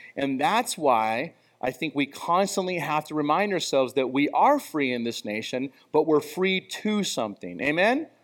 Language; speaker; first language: English; native; English